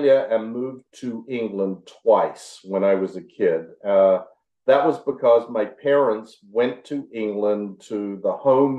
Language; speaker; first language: English; native; English